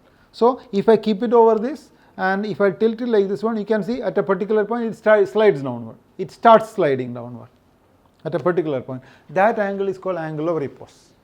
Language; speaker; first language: English; non-native, local second language; Malayalam